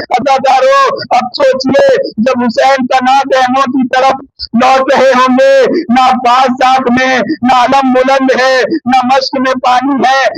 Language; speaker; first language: Urdu; native; Urdu